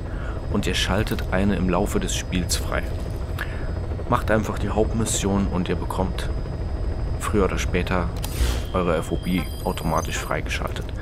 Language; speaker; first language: German; native; German